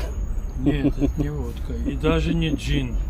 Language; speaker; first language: Russian; non-native, local second language; Armenian